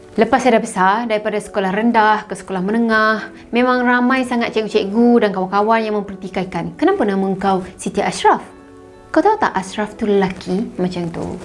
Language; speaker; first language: Malay; native; Malay